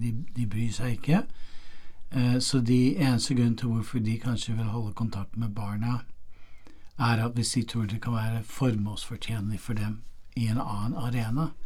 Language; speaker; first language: Norwegian; non-native, fluent; English